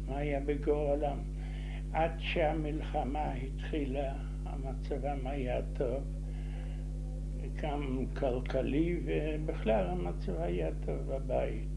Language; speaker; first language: Hebrew; non-native, fluent; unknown